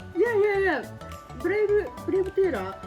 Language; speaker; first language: Japanese; native; Japanese